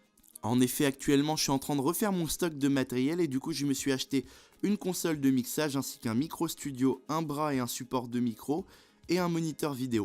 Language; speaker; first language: French; native; French